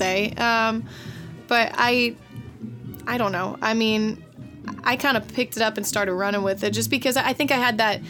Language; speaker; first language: English; native; English